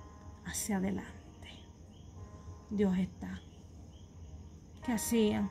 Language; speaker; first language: Spanish; native; Spanish